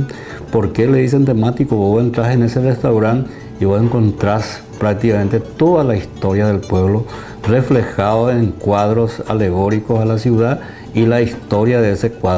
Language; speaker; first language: Spanish; native; Spanish